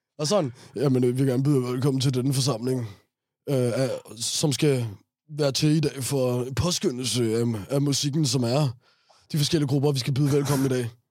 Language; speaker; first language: Danish; early bilingual, other home language; Somali